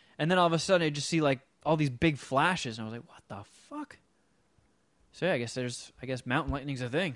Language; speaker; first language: English; native; English